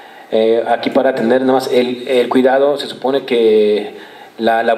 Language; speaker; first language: Spanish; native; Spanish